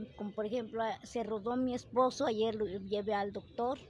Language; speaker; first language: Spanish; native; Spanish